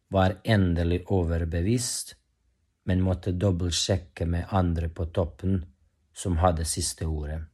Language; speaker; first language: Norwegian; non-native, fluent; Bosnian